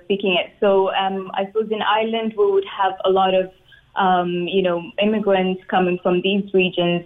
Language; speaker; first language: English; non-native, local second language; Swahili